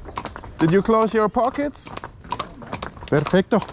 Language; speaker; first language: English; non-native, fluent; German